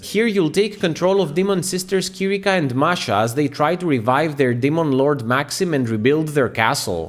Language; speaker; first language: English; native; English